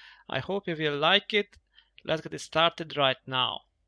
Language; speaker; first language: English; non-native, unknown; Hungarian